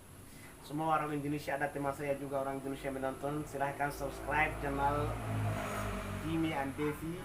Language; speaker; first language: Indonesian; non-native, learner; Somali